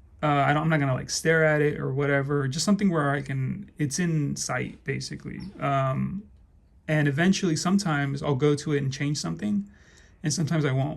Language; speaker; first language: English; native; English